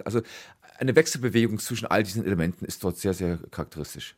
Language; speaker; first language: German; native; German